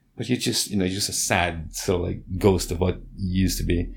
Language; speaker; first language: English; non-native, fluent; Portuguese